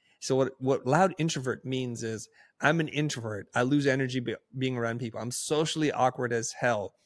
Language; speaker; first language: English; early bilingual, other home language; Vietnamese